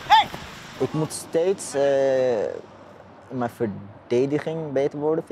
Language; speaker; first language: Dutch; non-native, fluent; Norwegian